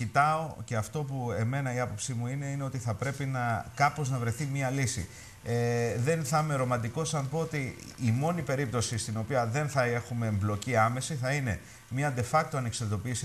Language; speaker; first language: Greek; native; Greek